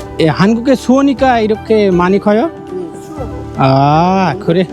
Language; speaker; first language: Korean; non-native, learner; Bangla